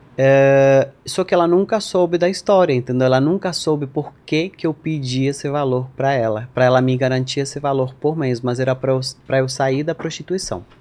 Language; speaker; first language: Portuguese; non-native, fluent; Spanish